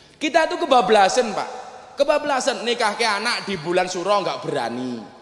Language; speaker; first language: Indonesian; non-native, local second language; Javanese